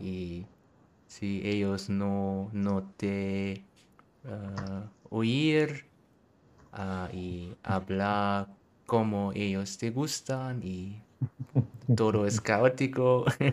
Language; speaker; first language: Spanish; non-native, learner; German